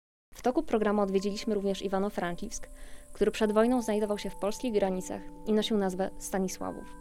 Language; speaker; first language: Polish; native; Polish